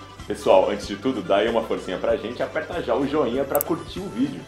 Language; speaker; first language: Portuguese; native; Portuguese